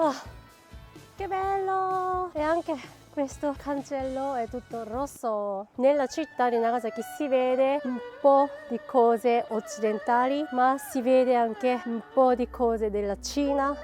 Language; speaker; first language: Italian; non-native, fluent; Japanese